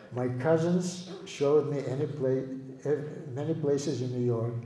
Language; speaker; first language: English; early bilingual, other home language; Lithuanian